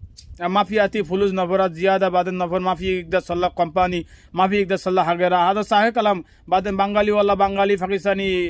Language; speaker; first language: Arabic; non-native, learner; Bangla